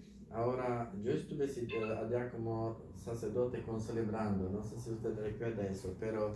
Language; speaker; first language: Spanish; non-native, fluent; Slovak